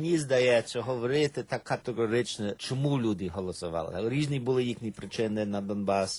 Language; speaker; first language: Ukrainian; early bilingual, heritage; Ukrainian